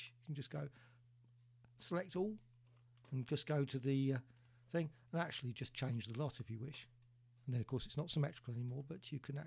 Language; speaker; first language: English; native; English